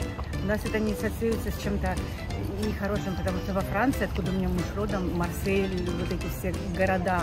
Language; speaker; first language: Russian; native; Russian